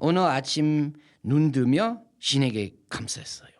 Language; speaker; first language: Korean; non-native, fluent; English